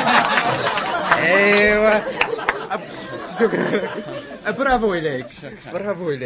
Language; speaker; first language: Arabic; non-native, fluent; English